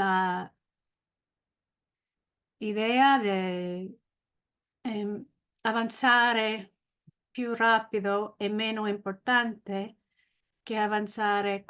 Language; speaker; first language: Italian; non-native, learner; English